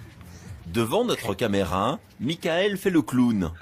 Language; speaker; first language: French; native; French